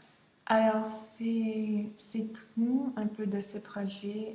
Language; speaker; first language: French; non-native, local second language; English